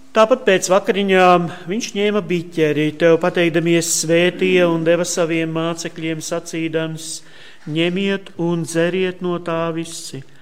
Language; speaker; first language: Latvian; native; Latvian